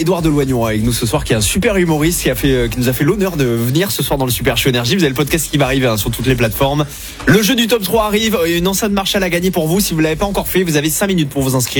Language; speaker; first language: French; native; French